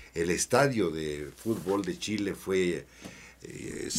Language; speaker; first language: Spanish; native; Spanish